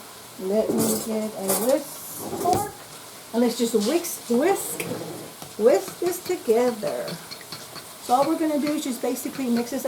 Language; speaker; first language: English; native; English